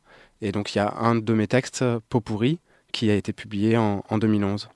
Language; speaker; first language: French; native; French